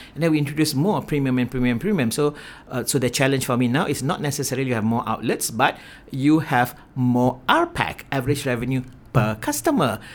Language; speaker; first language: English; non-native, local second language; Malay